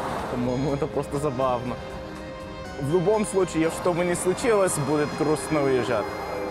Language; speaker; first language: Russian; non-native, fluent; English